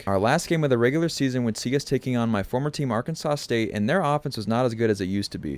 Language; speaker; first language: English; native; English